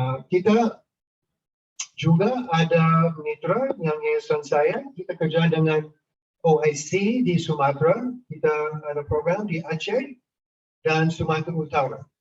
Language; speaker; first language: Indonesian; non-native, fluent; English